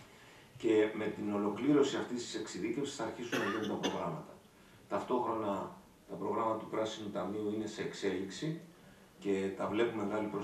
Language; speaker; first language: Greek; native; Greek